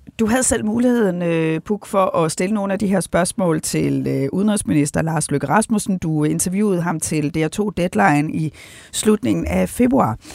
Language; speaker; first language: Danish; native; Danish